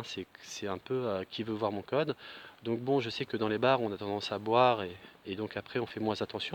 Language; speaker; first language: French; native; French